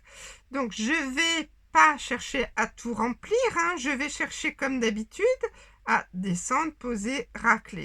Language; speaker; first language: French; native; French